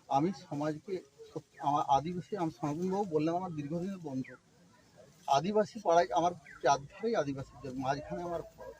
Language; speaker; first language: Bangla; native; Bangla